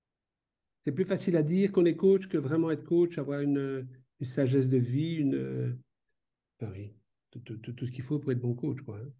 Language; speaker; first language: French; native; French